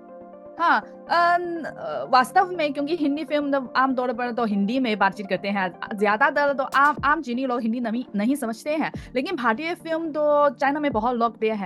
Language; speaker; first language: Hindi; non-native, fluent; Chinese